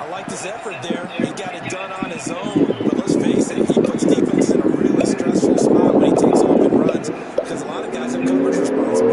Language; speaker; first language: English; native; English